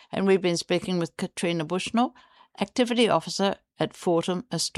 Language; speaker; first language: English; native; English